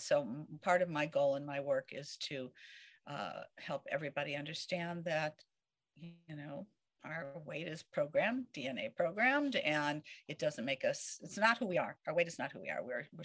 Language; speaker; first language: English; native; English